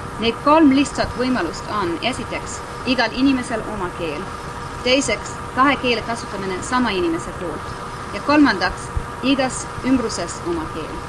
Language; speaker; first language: Estonian; non-native, fluent; English